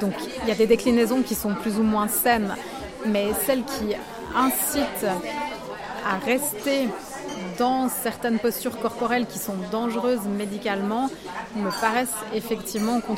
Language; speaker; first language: French; native; French